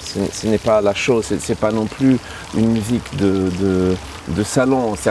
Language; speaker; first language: French; early bilingual, other home language; English